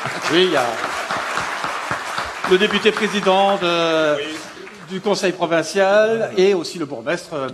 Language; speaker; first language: French; native; French